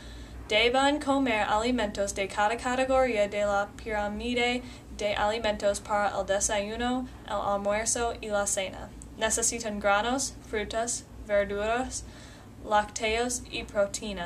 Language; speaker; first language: Spanish; non-native, learner; English